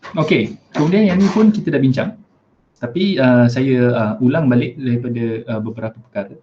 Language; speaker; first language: Malay; native; Malay